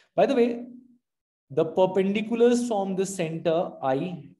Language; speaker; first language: English; non-native, local second language; Hindi